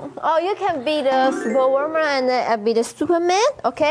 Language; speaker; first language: English; non-native, learner; Chinese